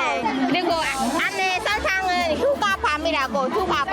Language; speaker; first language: Korean; non-native, fluent; Khmer